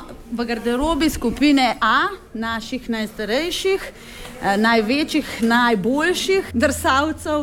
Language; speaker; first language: Slovenian; native; Slovenian